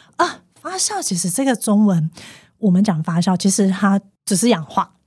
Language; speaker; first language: Chinese; native; Chinese